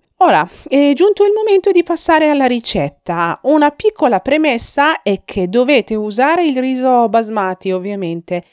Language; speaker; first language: Italian; non-native, fluent; Persian